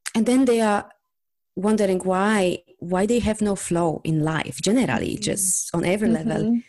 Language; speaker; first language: English; non-native, fluent; Polish